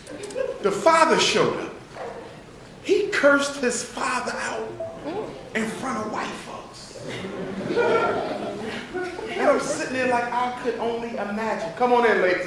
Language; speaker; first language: English; native; English